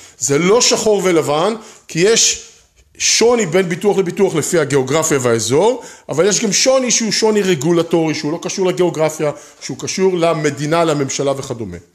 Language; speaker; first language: Hebrew; native; Hebrew